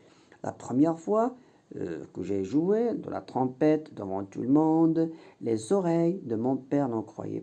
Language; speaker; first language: French; non-native, local second language; Arabic